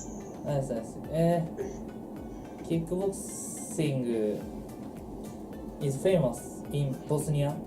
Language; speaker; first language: English; non-native, learner; Japanese